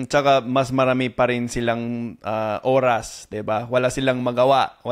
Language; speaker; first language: Filipino; non-native, fluent; English